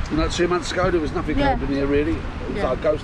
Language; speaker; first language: English; native; English